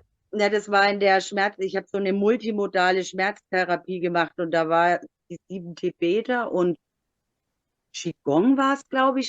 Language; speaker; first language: German; native; German